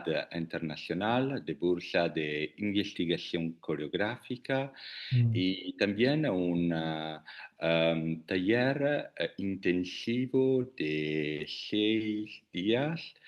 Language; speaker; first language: Spanish; non-native, learner; Italian